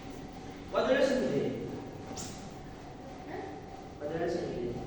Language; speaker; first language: English; non-native, learner; Indonesian